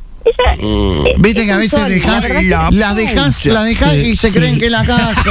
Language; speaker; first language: Spanish; native; Spanish